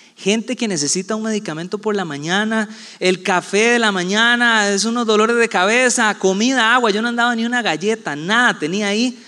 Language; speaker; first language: Spanish; native; Spanish